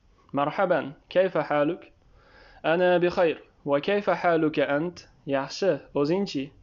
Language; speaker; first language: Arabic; non-native, fluent; Uzbek